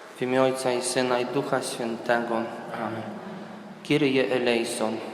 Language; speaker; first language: Polish; early bilingual, heritage; Polish